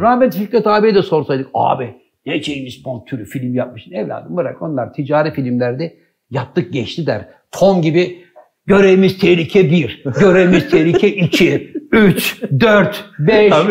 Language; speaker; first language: Turkish; native; Turkish